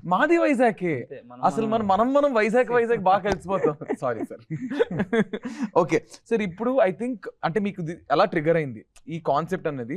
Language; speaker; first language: Telugu; native; Telugu